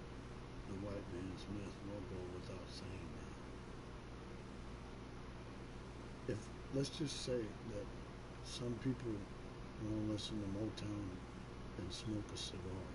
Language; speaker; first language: English; native; English